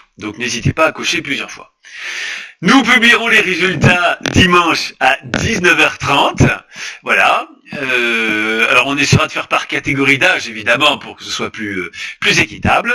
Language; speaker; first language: French; native; French